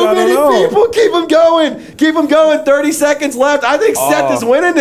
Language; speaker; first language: English; native; English